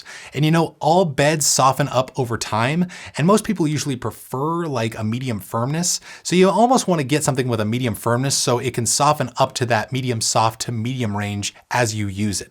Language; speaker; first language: English; native; English